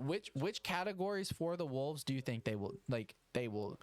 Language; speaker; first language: English; native; English